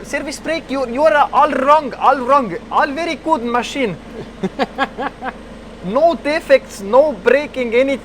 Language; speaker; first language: English; non-native, learner; Estonian